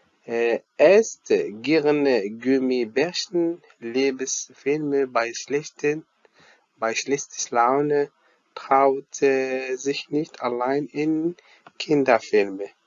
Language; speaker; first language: German; non-native, fluent; Arabic